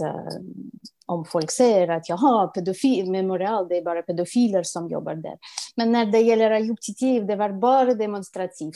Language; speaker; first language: Swedish; non-native, fluent; Russian